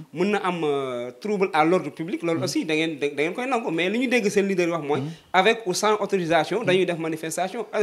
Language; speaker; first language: French; non-native, local second language; Wolof